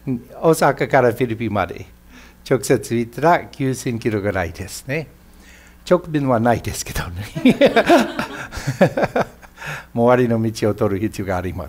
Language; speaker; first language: Japanese; non-native, fluent; English